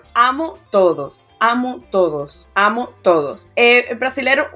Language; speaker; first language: Portuguese; non-native, learner; Spanish